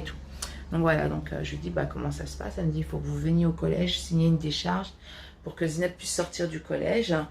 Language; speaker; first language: French; native; French